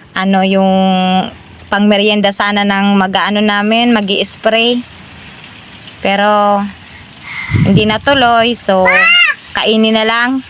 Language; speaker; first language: Filipino; non-native, local second language; Bikol